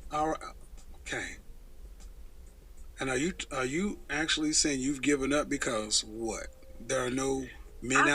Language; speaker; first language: English; native; English